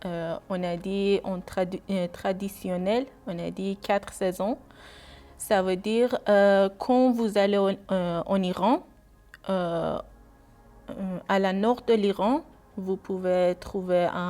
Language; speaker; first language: French; non-native, learner; Persian